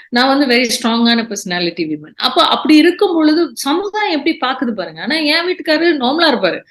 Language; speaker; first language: Tamil; early bilingual, heritage; Tamil